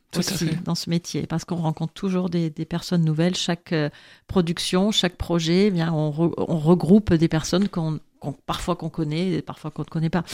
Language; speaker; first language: French; native; French